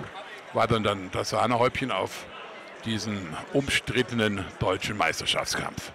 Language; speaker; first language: German; native; German